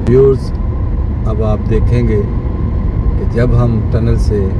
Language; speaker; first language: Urdu; non-native, local second language; Punjabi